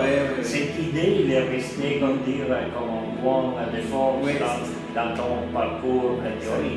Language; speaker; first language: French; non-native, fluent; Italian